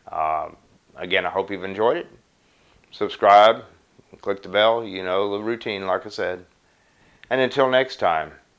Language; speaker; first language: English; native; English